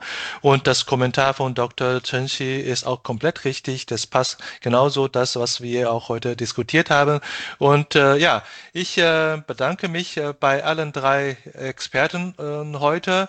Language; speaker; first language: German; non-native, fluent; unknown